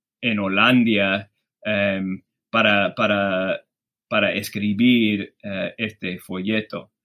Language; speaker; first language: Spanish; non-native, fluent; English